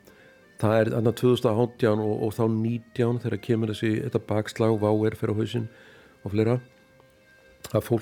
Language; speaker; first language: Icelandic; native; Icelandic